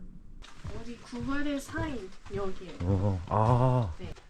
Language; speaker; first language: Korean; non-native, fluent; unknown